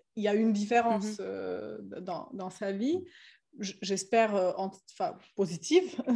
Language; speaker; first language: French; non-native, fluent; Serbian